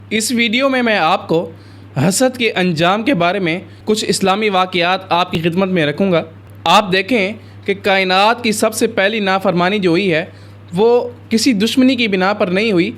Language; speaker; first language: Urdu; native; Urdu